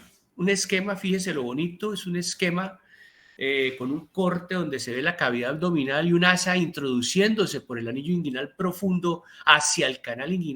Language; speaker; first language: Spanish; native; Spanish